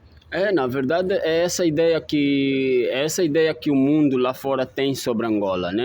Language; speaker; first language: Portuguese; native; Portuguese